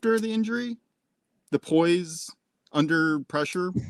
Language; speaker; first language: English; native; English